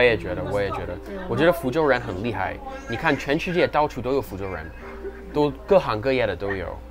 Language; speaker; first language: Chinese; non-native, fluent; English